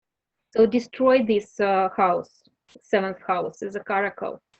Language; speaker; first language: English; non-native, learner; Russian